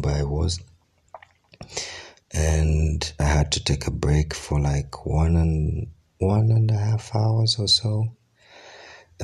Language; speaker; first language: English; non-native, local second language; Ganda